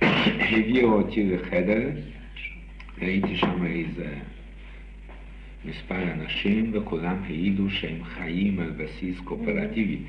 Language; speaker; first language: Hebrew; non-native, fluent; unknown